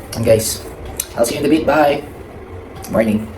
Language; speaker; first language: English; non-native, local second language; Filipino